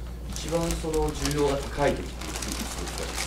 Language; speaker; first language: Japanese; native; Japanese